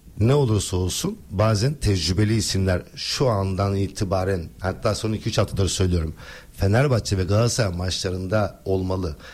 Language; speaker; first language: Turkish; native; Turkish